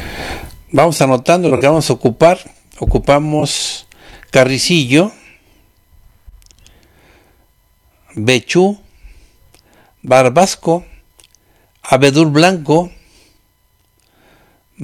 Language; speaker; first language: Spanish; native; Spanish